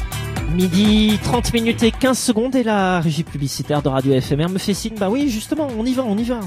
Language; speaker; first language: French; native; French